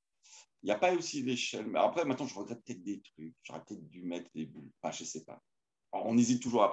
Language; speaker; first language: French; native; French